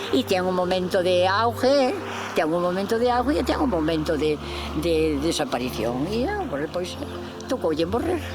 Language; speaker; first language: Galician; native; Galician